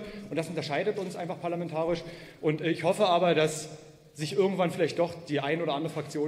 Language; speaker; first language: German; native; German